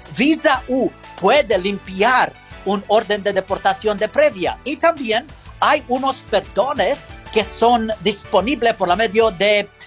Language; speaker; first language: Spanish; non-native, learner; English